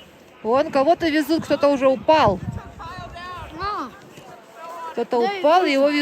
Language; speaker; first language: Russian; native; Russian